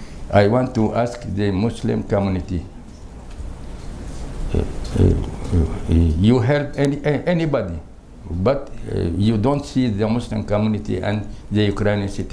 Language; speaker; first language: English; non-native, learner; Crimean Tatar